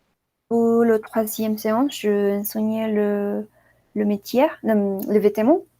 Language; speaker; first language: French; non-native, learner; Spanish